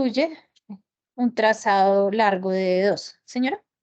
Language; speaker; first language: Spanish; native; Spanish